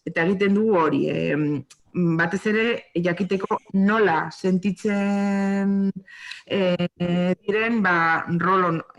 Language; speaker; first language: Basque; non-native, local second language; Spanish